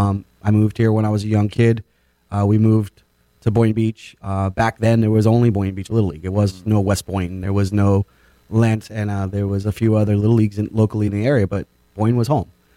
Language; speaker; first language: English; native; English